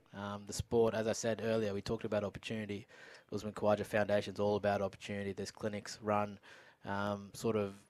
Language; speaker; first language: English; non-native, local second language; Urdu